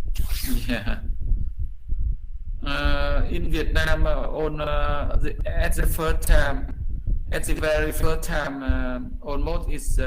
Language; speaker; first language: English; non-native, learner; Vietnamese